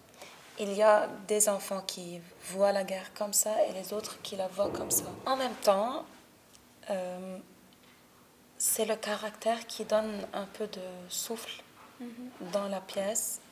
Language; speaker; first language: French; non-native, local second language; Arabic